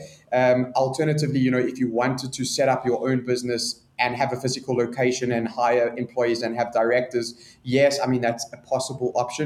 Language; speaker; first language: English; native; English